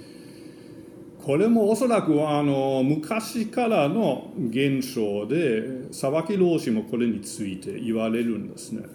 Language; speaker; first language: Japanese; non-native, fluent; German